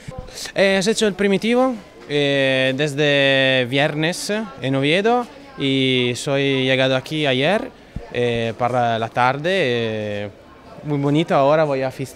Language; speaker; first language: Spanish; non-native, learner; Italian